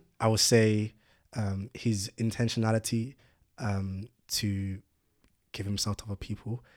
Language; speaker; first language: English; early bilingual, other home language; Yoruba